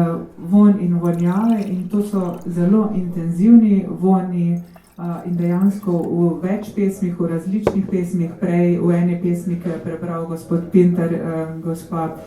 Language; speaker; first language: Slovenian; native; Slovenian